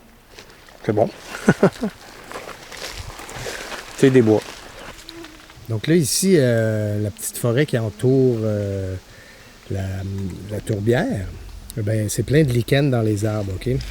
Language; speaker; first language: French; native; French